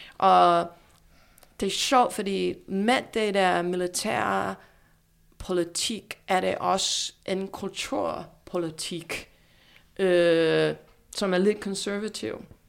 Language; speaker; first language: Danish; non-native, fluent; English